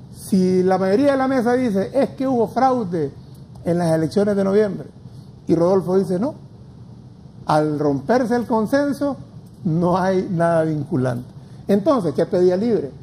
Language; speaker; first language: Spanish; native; Spanish